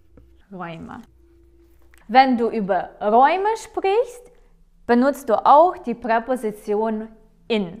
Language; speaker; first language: German; non-native, fluent; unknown